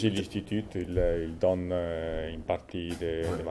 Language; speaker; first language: French; non-native, fluent; Italian